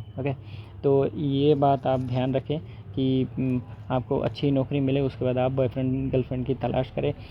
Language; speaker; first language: Hindi; non-native, local second language; Bangla